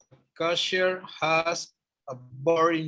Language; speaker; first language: English; non-native, learner; Spanish